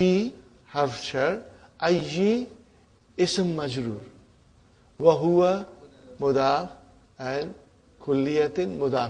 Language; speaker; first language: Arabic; non-native, fluent; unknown